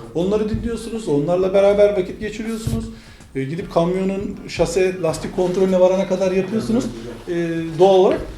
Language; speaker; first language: Turkish; native; Turkish